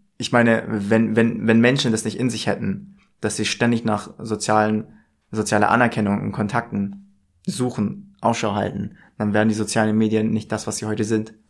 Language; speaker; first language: German; native; German